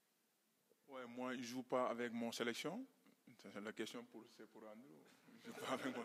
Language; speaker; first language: French; non-native, local second language; Wolof